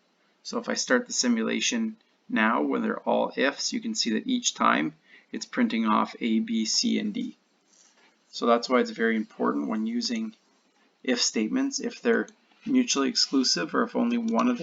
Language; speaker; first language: English; native; English